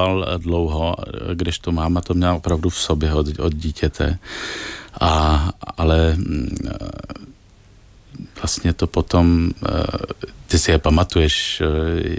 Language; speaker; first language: Czech; native; Czech